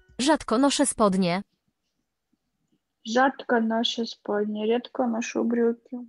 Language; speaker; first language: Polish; non-native, learner; Russian